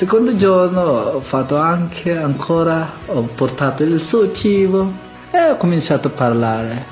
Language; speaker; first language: Italian; non-native, learner; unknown